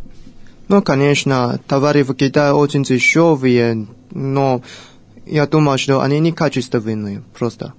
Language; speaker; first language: Russian; non-native, fluent; Chinese